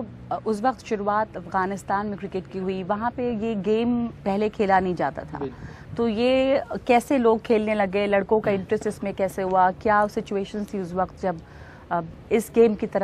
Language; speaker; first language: Hindi; native; Hindi